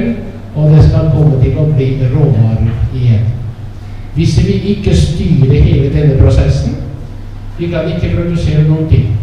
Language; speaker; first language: Norwegian; non-native, fluent; Italian